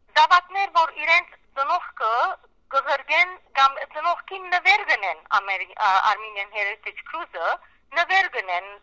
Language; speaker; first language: Armenian; early bilingual, heritage; Armenian